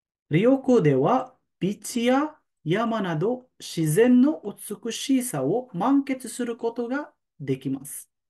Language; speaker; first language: Japanese; non-native, fluent; Filipino